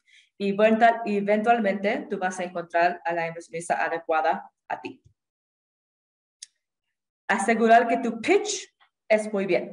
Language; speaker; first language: Spanish; non-native, fluent; English